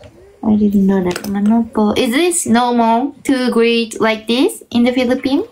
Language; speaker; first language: English; non-native, fluent; Japanese